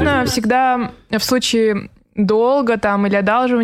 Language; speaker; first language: Russian; native; Russian